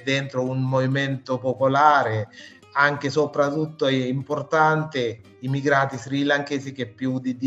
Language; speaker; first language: Italian; non-native, fluent; Sinhala